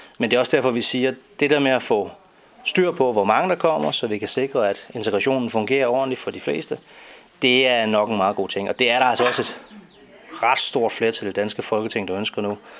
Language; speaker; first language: Danish; native; Danish